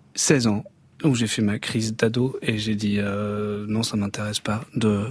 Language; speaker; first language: French; native; French